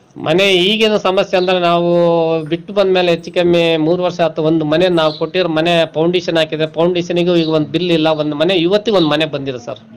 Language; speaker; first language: Kannada; non-native, local second language; Telugu